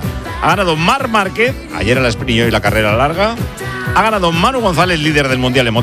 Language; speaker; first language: Spanish; native; Spanish